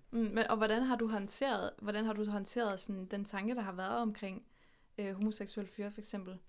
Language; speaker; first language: Danish; native; Danish